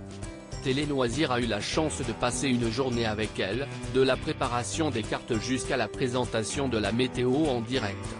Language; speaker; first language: French; native; French